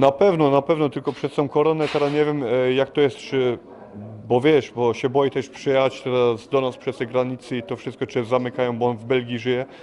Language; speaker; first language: Polish; early bilingual, heritage; Polish